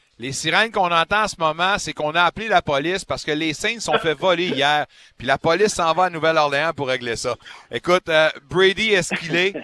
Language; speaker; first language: French; native; French